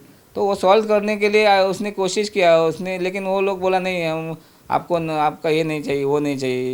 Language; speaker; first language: Hindi; non-native, local second language; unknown